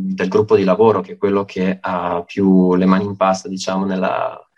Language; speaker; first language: Italian; native; Italian